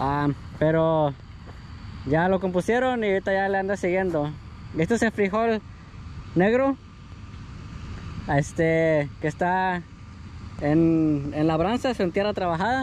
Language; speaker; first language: Spanish; native; Spanish